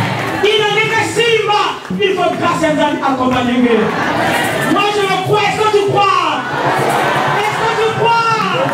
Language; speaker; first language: French; non-native, local second language; Lingala